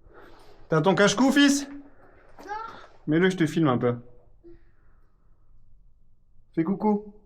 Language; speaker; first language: French; native; French